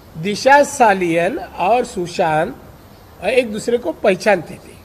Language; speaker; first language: Hindi; non-native, local second language; Marathi